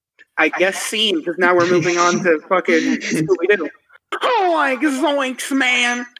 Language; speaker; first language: English; native; English